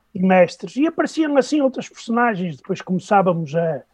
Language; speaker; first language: Portuguese; native; Portuguese